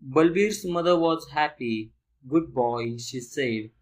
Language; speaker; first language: English; non-native, local second language; Marathi